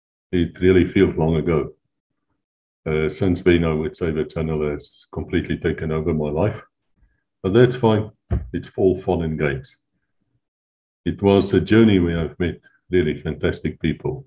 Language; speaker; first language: English; non-native, local second language; Afrikaans